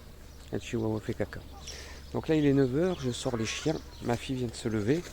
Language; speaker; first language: French; native; French